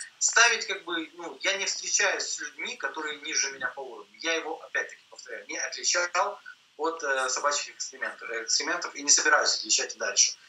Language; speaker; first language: Russian; native; Russian